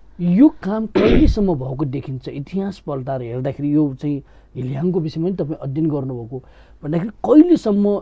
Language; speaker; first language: Nepali; non-native, local second language; Newari